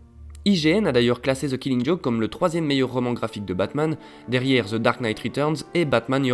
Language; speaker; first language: French; native; French